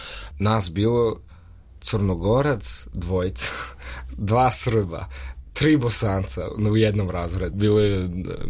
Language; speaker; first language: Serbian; early bilingual, heritage; Serbian